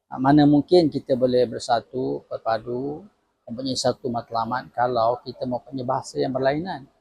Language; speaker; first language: Malay; native; Malay